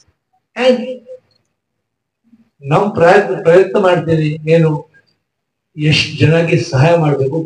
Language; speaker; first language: Kannada; non-native, local second language; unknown